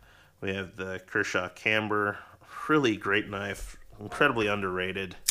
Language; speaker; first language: English; native; English